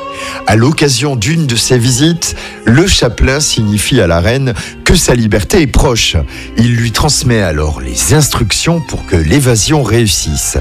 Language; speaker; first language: French; native; French